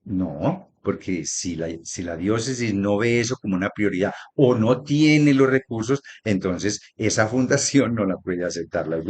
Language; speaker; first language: Spanish; native; Spanish